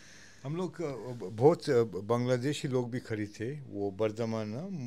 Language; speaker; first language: Hindi; non-native, local second language; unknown